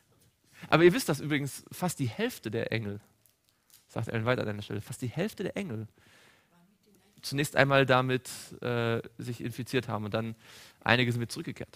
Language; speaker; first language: German; native; German